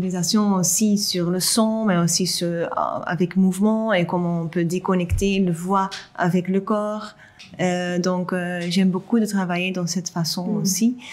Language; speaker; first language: French; non-native, local second language; Dutch